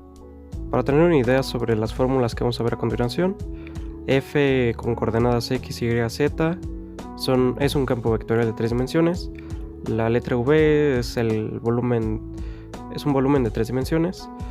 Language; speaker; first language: Spanish; native; Spanish